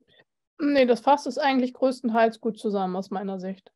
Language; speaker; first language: German; native; German